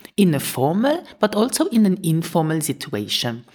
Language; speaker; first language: English; non-native, fluent; Luxembourgish